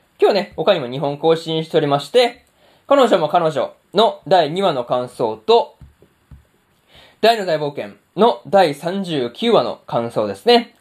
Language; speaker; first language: Japanese; native; Japanese